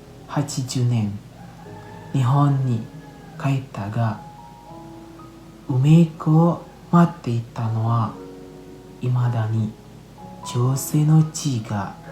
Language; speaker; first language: Japanese; non-native, learner; Indonesian